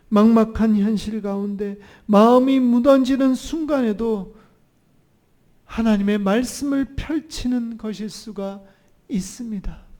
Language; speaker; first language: Korean; native; Korean